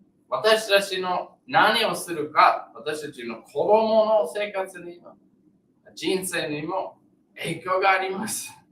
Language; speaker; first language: Japanese; non-native, learner; English